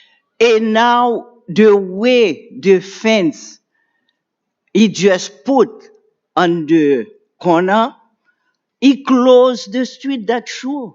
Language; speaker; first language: English; non-native, learner; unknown